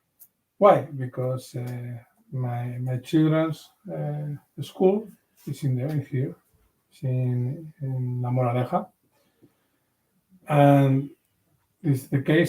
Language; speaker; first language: English; non-native, learner; Spanish